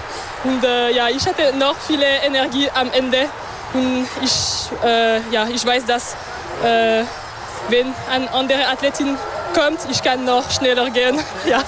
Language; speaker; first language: German; non-native, local second language; French